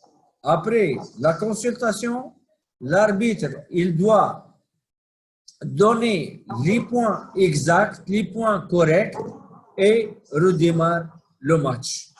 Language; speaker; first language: French; non-native, fluent; Arabic